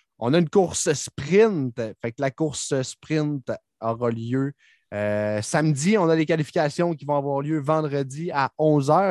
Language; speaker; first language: French; native; French